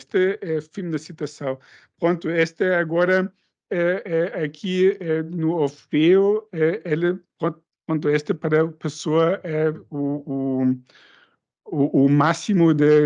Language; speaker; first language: Portuguese; non-native, fluent; German